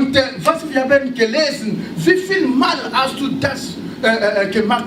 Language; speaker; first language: German; non-native, learner; French